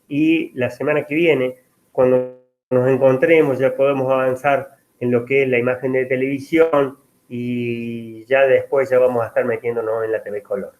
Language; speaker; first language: Spanish; native; Spanish